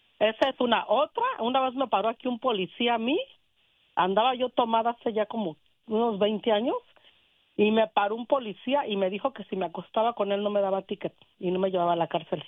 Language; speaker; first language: Spanish; native; Spanish